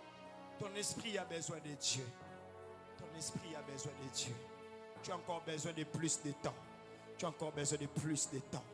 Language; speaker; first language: French; non-native, local second language; Lingala